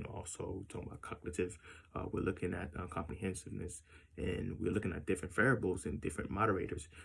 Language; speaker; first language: English; native; English